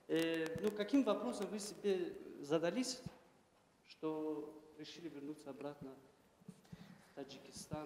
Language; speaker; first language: Russian; non-native, local second language; Tajik